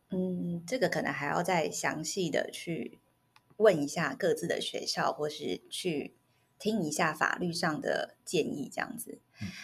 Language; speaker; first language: Chinese; native; Chinese